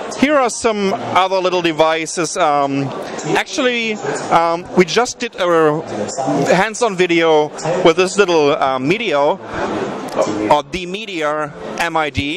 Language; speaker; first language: English; non-native, fluent; German